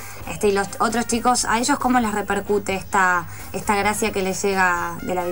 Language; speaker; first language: Spanish; native; Spanish